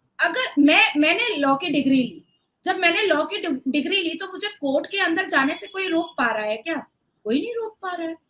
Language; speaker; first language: Hindi; native; Hindi